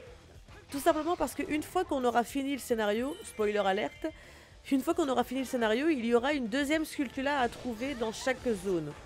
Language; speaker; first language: French; native; French